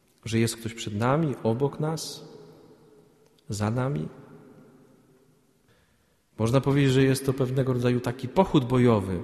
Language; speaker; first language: Polish; native; Polish